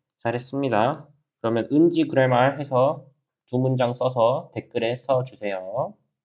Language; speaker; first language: Korean; native; Korean